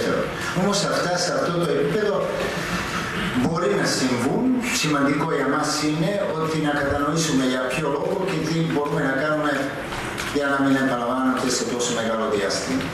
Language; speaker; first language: Greek; non-native, fluent; Serbian